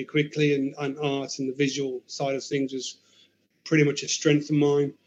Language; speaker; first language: English; native; English